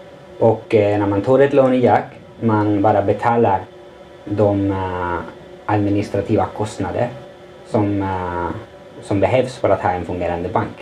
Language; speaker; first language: Swedish; non-native, fluent; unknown